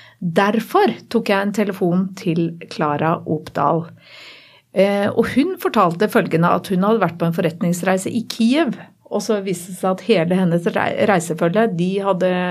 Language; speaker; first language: Norwegian; native; Norwegian